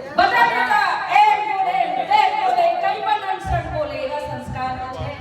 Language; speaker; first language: Gujarati; non-native, local second language; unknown